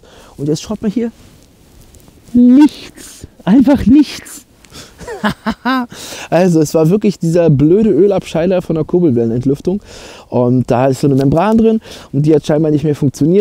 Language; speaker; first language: German; native; German